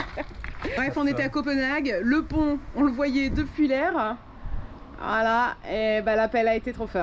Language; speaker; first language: French; native; French